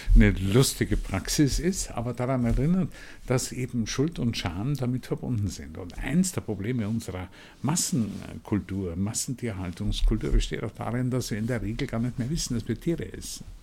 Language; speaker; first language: German; native; German